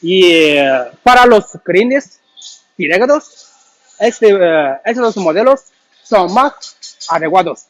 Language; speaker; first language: Spanish; non-native, learner; Chinese